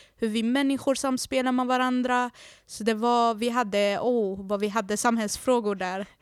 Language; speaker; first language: Swedish; native; Swedish